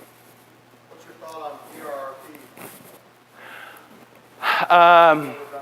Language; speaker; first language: English; native; English